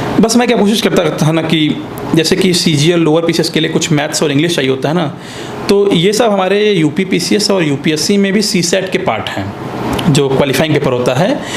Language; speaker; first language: Hindi; native; Hindi